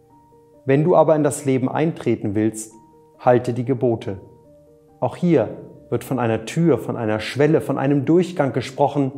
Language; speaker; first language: German; native; German